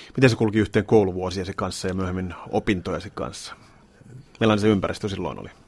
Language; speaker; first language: Finnish; native; Finnish